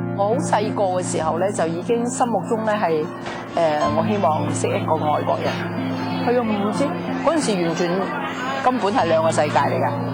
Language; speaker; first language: Cantonese; native; Cantonese